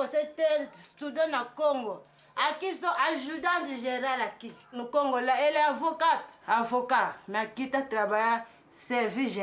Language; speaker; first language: Portuguese; non-native, learner; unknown